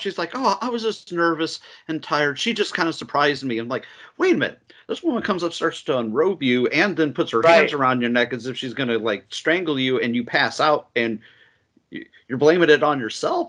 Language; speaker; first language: English; native; English